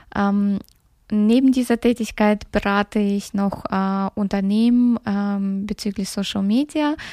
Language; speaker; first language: German; early bilingual, other home language; Russian